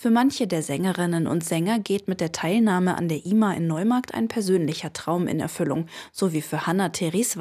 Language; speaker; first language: German; native; German